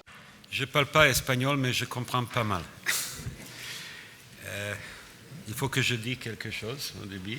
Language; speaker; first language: French; non-native, fluent; Serbian